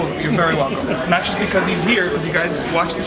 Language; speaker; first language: English; native; English